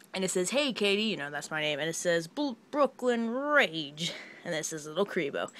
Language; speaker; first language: English; native; English